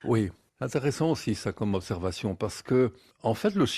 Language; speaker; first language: French; native; French